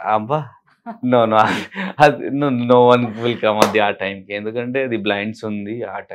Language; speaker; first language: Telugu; non-native, local second language; Hindi